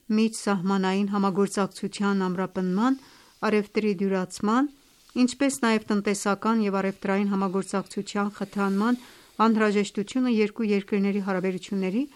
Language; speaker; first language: Armenian; native; Armenian